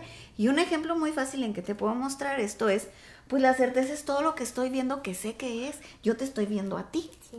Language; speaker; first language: Spanish; native; Spanish